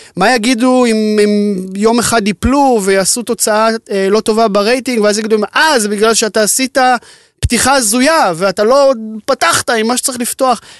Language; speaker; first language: Hebrew; native; Hebrew